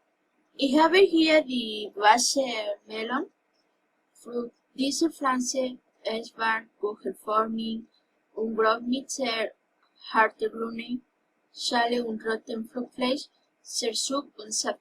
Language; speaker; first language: German; non-native, learner; Spanish